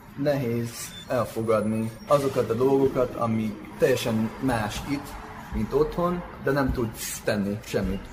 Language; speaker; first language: Hungarian; non-native, fluent; English